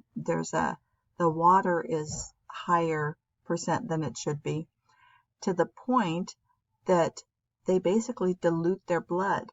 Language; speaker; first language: English; native; English